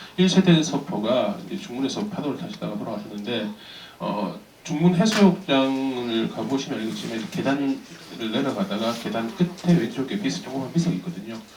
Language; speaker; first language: Korean; native; Korean